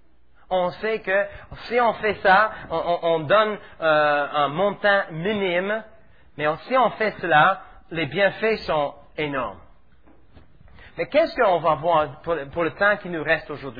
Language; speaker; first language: French; native; French